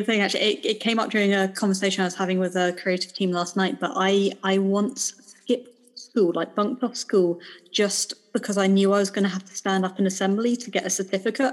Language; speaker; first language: English; native; English